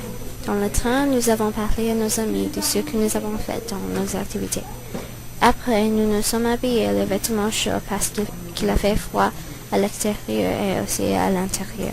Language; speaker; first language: French; non-native, learner; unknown